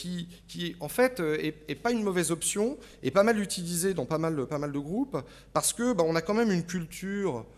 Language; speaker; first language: French; native; French